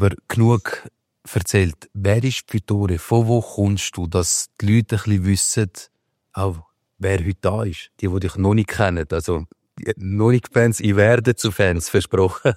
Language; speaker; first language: German; native; German